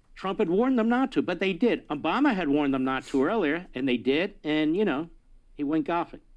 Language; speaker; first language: English; native; English